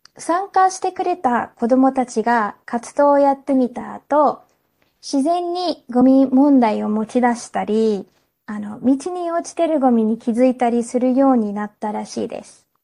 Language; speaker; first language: Japanese; non-native, fluent; English